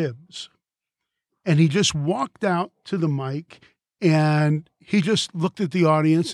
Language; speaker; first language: English; native; English